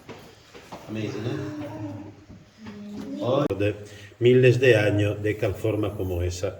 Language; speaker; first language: Spanish; non-native, fluent; Italian